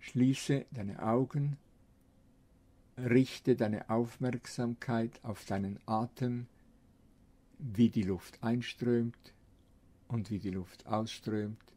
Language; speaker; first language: German; non-native, fluent; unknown